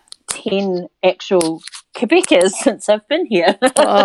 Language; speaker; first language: English; native; English